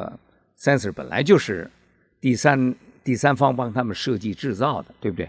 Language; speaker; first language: Chinese; native; Chinese